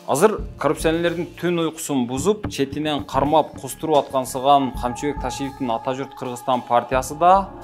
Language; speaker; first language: Kyrgyz; native; Kyrgyz